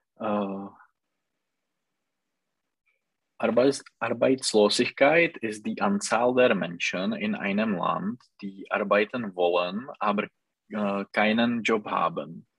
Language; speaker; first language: German; non-native, learner; Czech